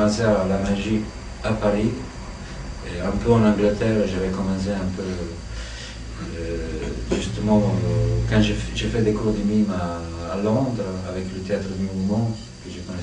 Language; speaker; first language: French; non-native, fluent; Italian